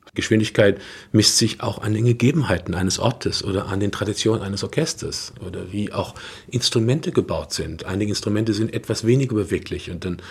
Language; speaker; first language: German; native; German